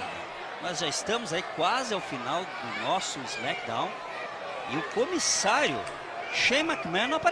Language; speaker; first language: Portuguese; native; Portuguese